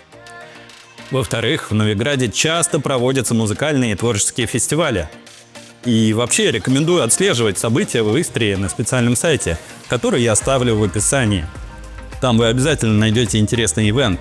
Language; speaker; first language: Russian; native; Russian